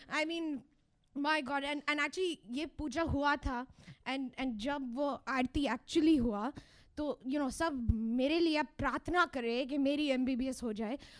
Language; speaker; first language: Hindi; early bilingual, heritage; Hindi